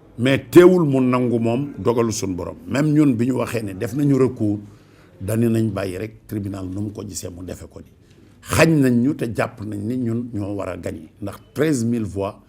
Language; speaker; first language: Wolof; native; Wolof